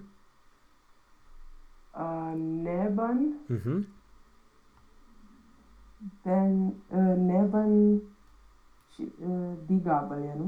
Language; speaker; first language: German; non-native, learner; Romanian